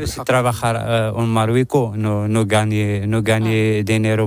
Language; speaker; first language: Spanish; non-native, learner; Arabic